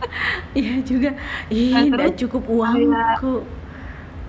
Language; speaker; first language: Indonesian; native; Indonesian